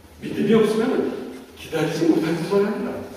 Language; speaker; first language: Korean; native; Korean